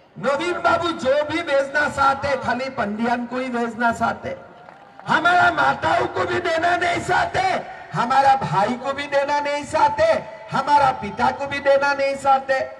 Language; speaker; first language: Hindi; non-native, local second language; Assamese